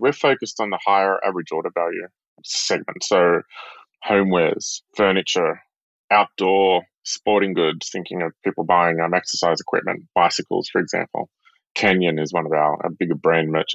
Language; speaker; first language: English; native; English